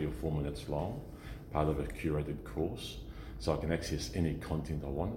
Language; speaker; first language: English; native; English